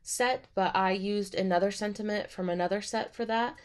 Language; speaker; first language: English; native; English